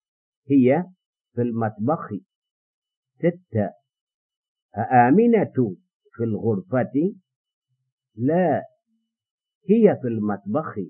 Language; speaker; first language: Arabic; non-native, fluent; English